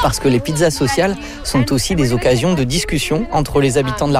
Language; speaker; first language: French; native; French